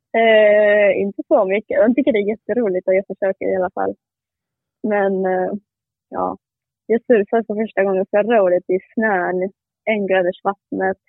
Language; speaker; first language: Swedish; non-native, fluent; Spanish